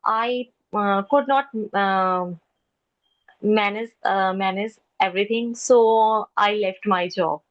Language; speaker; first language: English; non-native, learner; Hindi